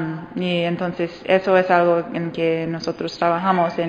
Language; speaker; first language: Spanish; non-native, fluent; English